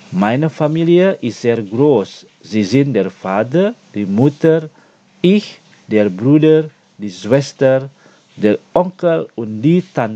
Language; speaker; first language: German; non-native, learner; Indonesian